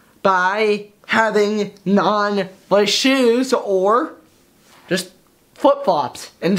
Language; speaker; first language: English; native; English